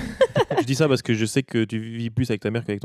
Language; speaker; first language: French; native; French